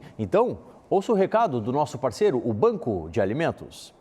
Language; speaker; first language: Portuguese; native; Portuguese